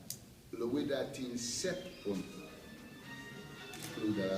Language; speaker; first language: Spanish; non-native, fluent; English